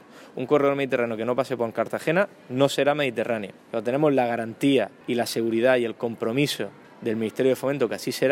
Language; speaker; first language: Spanish; native; Spanish